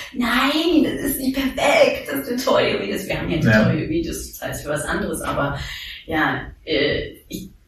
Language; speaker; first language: German; native; German